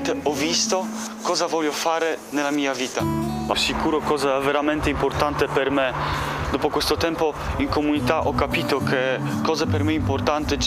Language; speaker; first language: Italian; non-native, learner; Polish